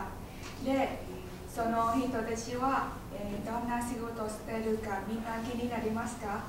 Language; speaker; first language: Japanese; non-native, learner; Vietnamese